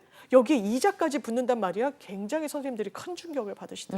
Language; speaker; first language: Korean; native; Korean